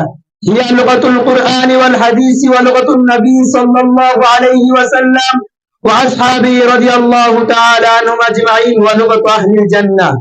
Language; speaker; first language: Arabic; non-native, learner; Bangla